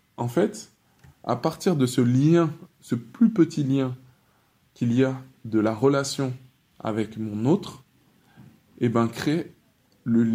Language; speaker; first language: French; native; French